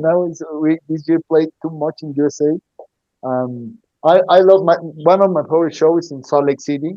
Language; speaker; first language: English; non-native, learner; Spanish